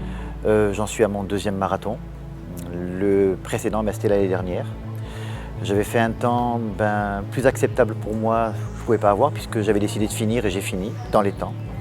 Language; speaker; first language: French; native; French